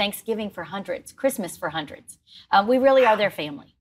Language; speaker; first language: English; native; English